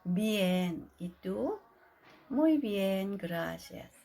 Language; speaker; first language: Spanish; non-native, fluent; Korean